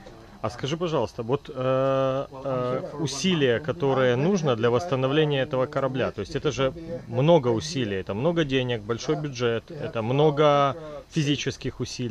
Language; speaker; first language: Russian; native; Russian